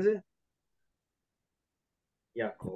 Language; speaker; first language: German; non-native, fluent; Russian